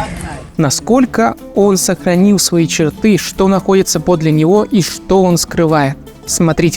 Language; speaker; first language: Russian; native; Russian